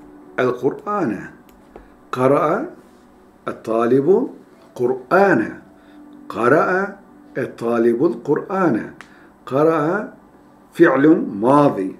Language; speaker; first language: Arabic; non-native, fluent; Turkish